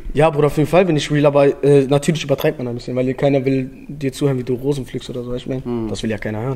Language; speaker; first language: German; early bilingual, other home language; Albanian